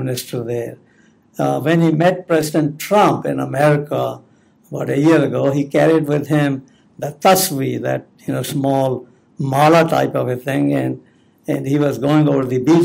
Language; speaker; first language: English; non-native, local second language; Punjabi